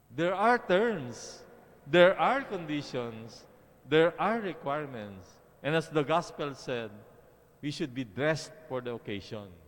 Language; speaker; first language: English; non-native, local second language; Filipino